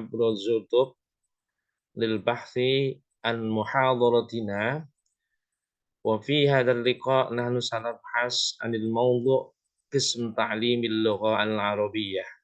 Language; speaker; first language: Arabic; non-native, fluent; Indonesian